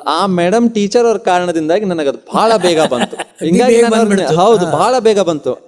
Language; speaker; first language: Kannada; non-native, local second language; Urdu